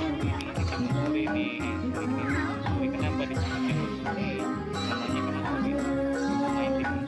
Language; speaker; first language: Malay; non-native, local second language; Sundanese